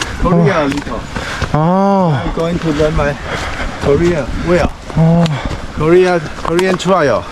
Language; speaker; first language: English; non-native, learner; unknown